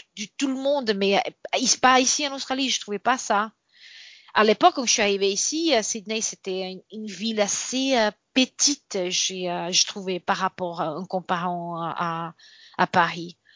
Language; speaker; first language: French; non-native, fluent; Portuguese